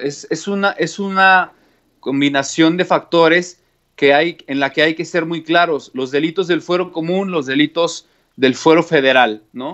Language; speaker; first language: Spanish; native; Spanish